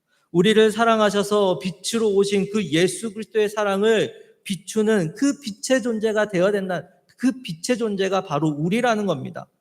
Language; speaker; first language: Korean; native; Korean